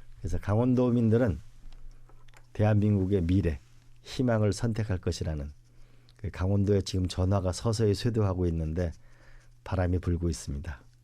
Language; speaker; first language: Korean; native; Korean